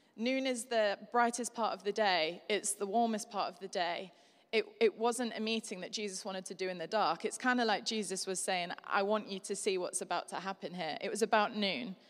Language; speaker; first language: English; native; English